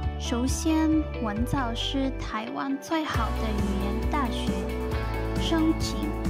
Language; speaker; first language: Chinese; non-native, learner; Spanish